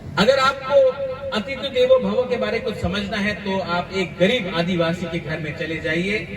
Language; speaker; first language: Hindi; non-native, local second language; Kok Borok